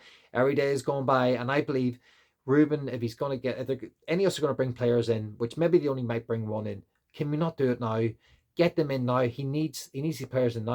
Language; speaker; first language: English; native; English